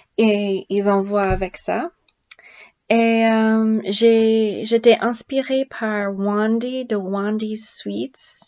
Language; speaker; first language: French; non-native, learner; English